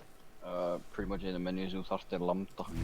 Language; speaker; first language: Icelandic; native; Icelandic